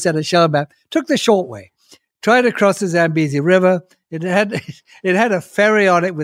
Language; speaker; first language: English; native; English